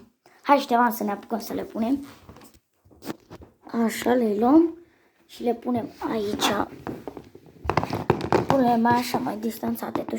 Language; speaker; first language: Romanian; native; Romanian